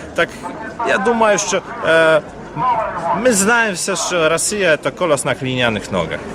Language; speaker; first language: Ukrainian; non-native, learner; Polish